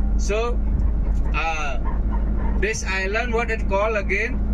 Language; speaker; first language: English; non-native, learner; Balinese